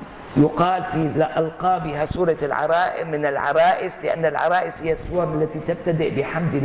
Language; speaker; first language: Arabic; native; Arabic